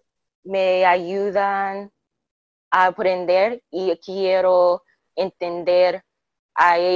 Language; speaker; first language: Spanish; non-native, learner; English